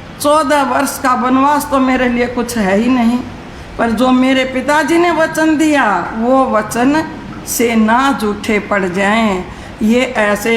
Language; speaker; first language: Hindi; native; Hindi